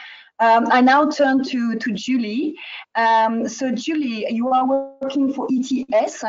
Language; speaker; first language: English; non-native, fluent; French